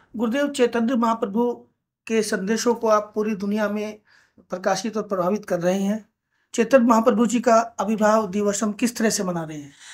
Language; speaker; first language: Hindi; native; Hindi